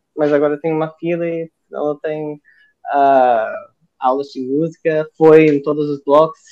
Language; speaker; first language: Portuguese; non-native, fluent; English